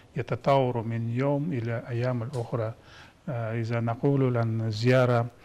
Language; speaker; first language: Arabic; non-native, fluent; Kazakh